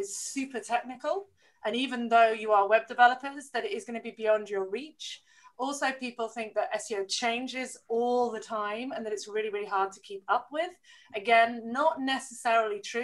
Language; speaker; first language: English; native; English